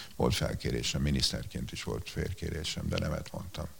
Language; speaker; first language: Hungarian; native; Hungarian